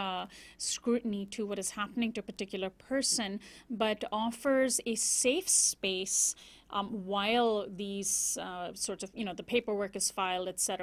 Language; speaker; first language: English; native; English